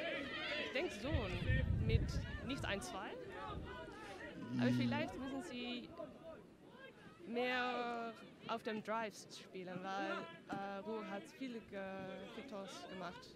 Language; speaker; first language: German; non-native, learner; Dutch